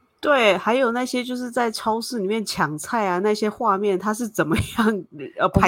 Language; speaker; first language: Chinese; native; Chinese